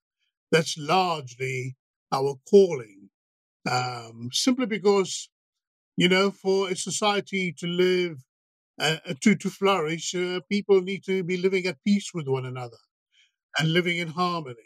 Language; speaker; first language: English; native; English